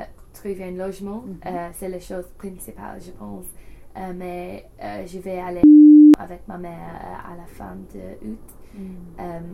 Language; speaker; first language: French; non-native, learner; English